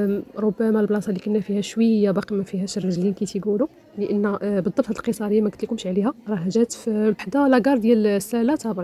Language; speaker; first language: Arabic; native; Arabic